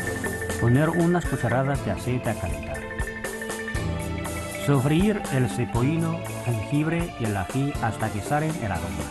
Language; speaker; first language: Spanish; non-native, fluent; Chinese